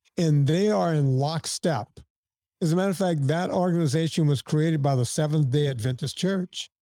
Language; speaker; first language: English; native; English